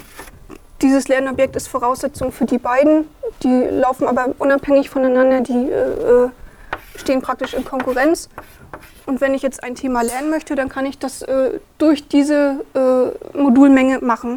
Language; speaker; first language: German; native; German